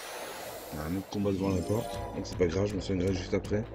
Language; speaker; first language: French; native; French